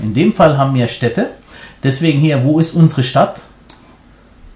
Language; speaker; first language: German; non-native, fluent; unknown